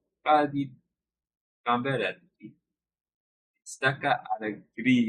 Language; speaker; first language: Italian; non-native, learner; English